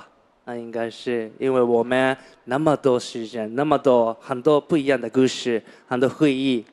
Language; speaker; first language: Chinese; non-native, learner; Japanese